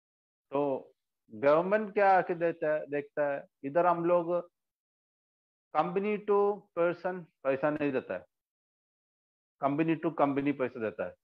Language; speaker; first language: Hindi; non-native, local second language; Malayalam